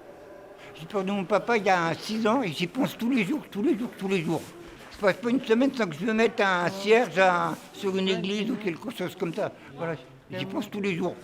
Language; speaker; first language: French; native; French